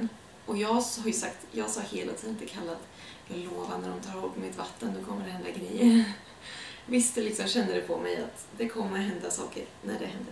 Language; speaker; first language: Swedish; native; Swedish